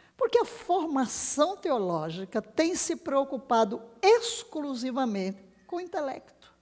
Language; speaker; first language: Portuguese; native; Portuguese